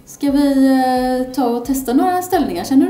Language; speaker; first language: Swedish; native; Swedish